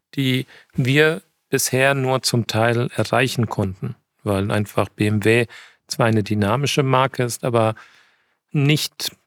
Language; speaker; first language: German; native; German